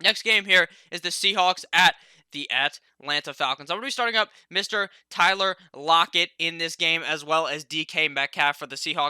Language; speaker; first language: English; native; English